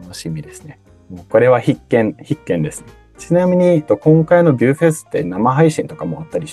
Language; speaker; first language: Japanese; native; Japanese